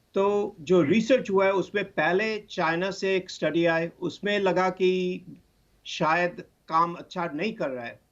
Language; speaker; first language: Hindi; non-native, local second language; Bangla